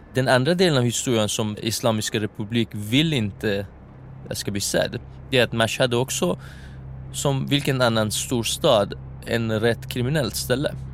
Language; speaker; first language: Swedish; non-native, fluent; Persian